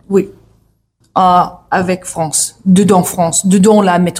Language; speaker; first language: French; non-native, learner; English